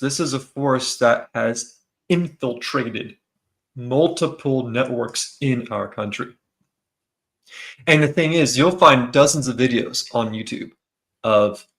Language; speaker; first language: English; native; English